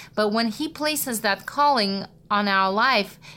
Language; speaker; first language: English; non-native, fluent; Russian